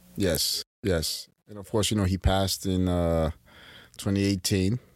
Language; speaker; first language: English; early bilingual, other home language; Haitian Creole